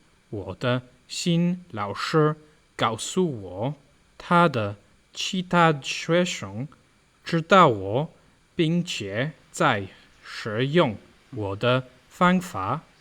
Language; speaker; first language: Chinese; non-native, learner; English